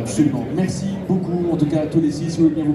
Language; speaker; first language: French; native; French